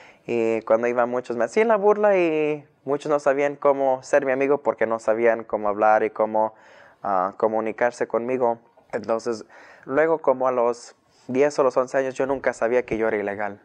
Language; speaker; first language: Spanish; native; Spanish